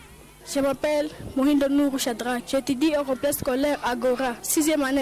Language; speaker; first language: French; non-native, local second language; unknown